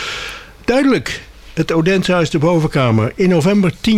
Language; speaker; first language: Dutch; native; Dutch